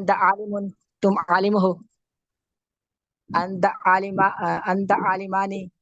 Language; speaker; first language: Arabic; non-native, learner; Urdu